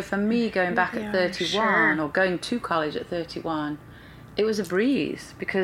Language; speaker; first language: English; native; English